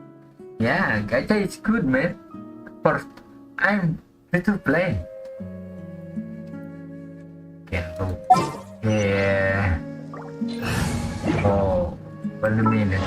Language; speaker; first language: English; non-native, learner; Indonesian